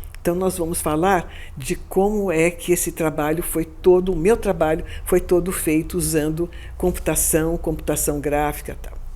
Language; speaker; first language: Portuguese; native; Portuguese